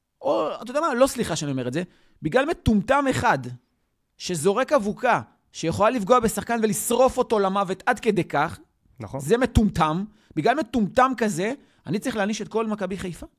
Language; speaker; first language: Hebrew; native; Hebrew